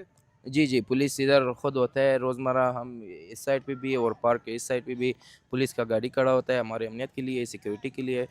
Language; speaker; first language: Hindi; non-native, fluent; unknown